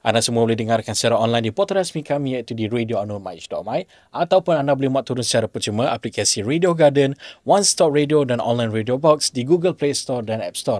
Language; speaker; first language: Malay; native; Malay